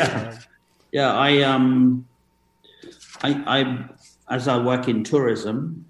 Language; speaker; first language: English; native; English